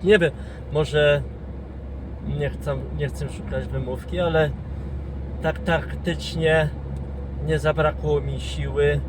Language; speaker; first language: Polish; non-native, fluent; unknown